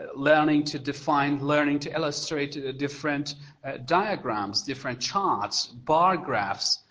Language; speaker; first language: English; non-native, fluent; Persian